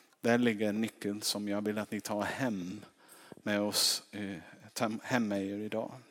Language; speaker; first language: Swedish; non-native, fluent; English